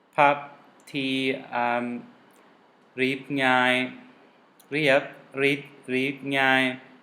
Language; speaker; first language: Thai; non-native, learner; Tamil